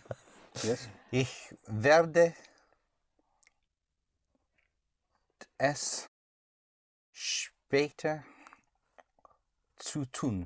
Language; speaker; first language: German; non-native, learner; English